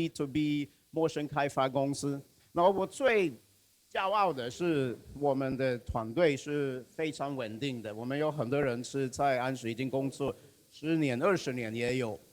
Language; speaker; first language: Chinese; non-native, fluent; Swedish